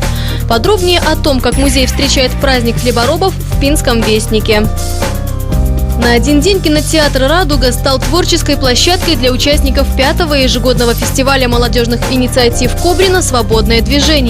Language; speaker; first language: Russian; native; Russian